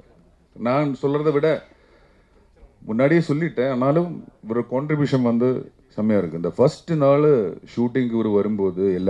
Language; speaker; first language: Tamil; non-native, learner; Malayalam